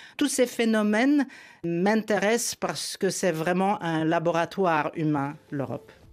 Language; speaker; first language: French; non-native, fluent; Polish